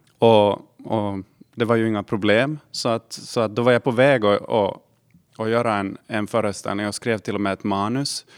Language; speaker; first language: Swedish; native; Swedish